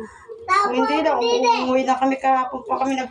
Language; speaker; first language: Filipino; native; Filipino